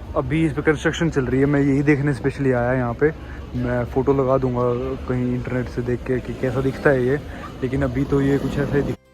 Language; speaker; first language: Hindi; native; Hindi